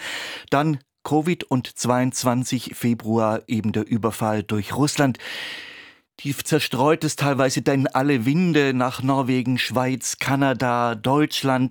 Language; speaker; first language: German; native; German